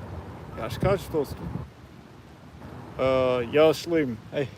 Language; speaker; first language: Turkish; non-native, learner; English